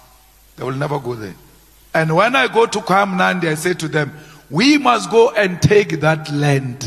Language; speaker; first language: English; non-native, local second language; Northern Sotho